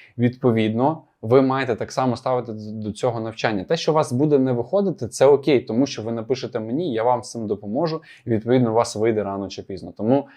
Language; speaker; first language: Ukrainian; non-native, local second language; Russian